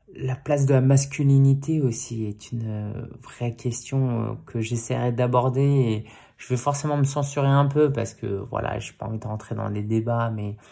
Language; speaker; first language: French; native; French